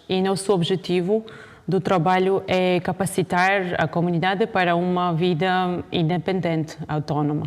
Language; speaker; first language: Portuguese; non-native, fluent; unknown